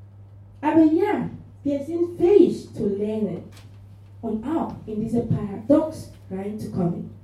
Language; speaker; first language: German; non-native, fluent; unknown